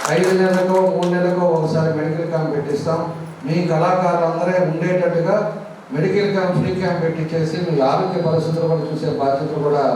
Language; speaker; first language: Telugu; native; Telugu